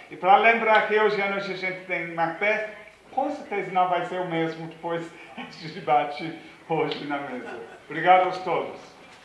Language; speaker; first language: Portuguese; non-native, fluent; English